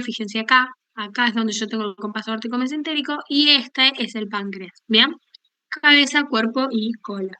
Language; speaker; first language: Spanish; native; Spanish